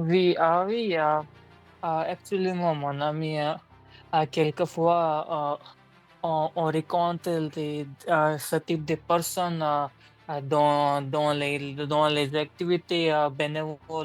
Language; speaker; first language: French; non-native, learner; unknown